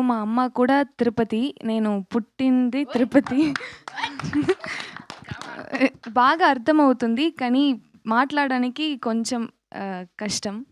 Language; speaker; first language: Telugu; non-native, learner; Tamil